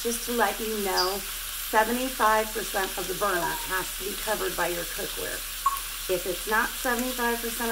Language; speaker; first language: English; native; English